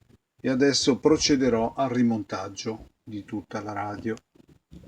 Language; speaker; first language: Italian; native; Italian